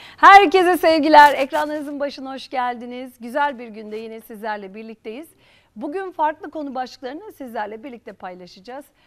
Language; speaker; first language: Turkish; native; Turkish